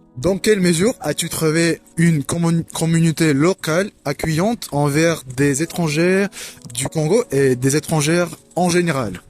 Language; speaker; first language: French; non-native, fluent; Russian